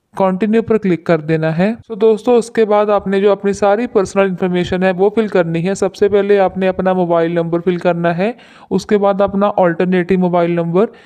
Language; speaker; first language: Hindi; non-native, local second language; Punjabi